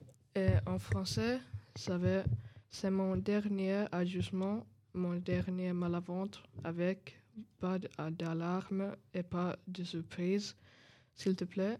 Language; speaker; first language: French; non-native, learner; English